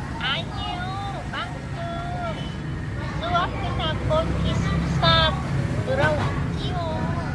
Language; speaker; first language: Korean; non-native, learner; Vietnamese